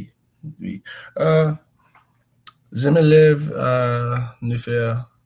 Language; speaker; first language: French; non-native, learner; English